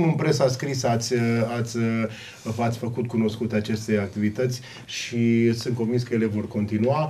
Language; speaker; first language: Romanian; native; Romanian